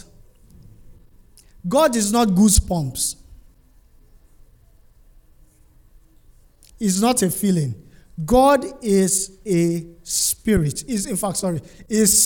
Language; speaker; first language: English; non-native, local second language; Yoruba